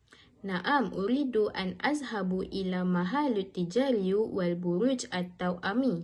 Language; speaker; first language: Arabic; non-native, learner; Malay